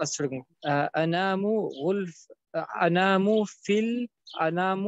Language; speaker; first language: Arabic; non-native, learner; German